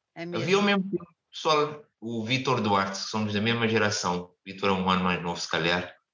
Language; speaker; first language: Portuguese; non-native, local second language; Kabuverdianu